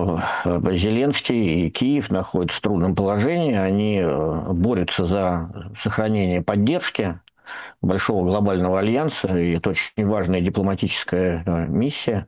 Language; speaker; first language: Russian; native; Russian